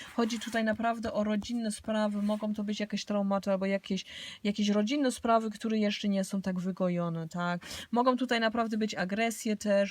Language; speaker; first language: Polish; early bilingual, heritage; Polish